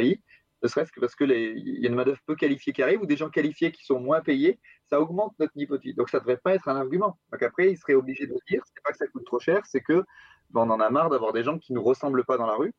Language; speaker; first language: French; native; French